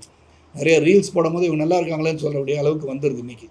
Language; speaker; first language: Tamil; native; Tamil